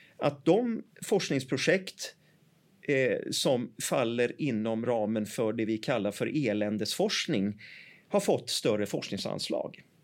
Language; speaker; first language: Swedish; early bilingual, other home language; Persian